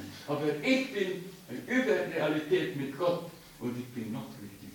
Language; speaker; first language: German; non-native, fluent; Estonian